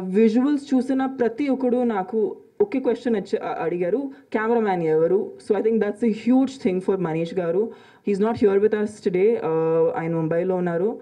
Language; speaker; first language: Telugu; non-native, local second language; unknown